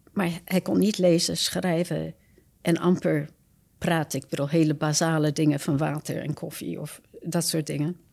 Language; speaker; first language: Dutch; non-native, fluent; English